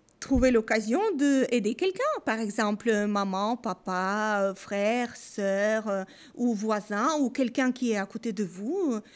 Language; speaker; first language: French; non-native, fluent; Russian